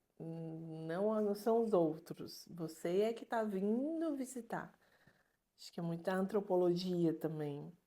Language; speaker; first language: Portuguese; native; Portuguese